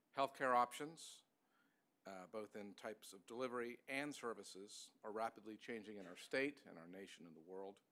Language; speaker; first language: English; native; English